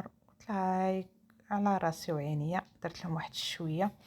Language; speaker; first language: Arabic; native; Arabic